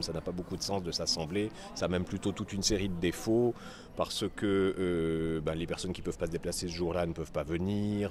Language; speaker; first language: French; native; French